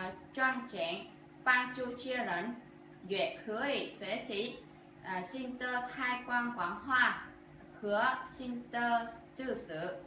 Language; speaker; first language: Chinese; non-native, learner; Vietnamese